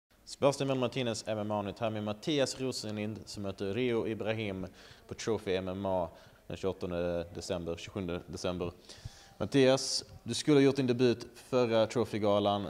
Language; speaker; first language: Swedish; native; Swedish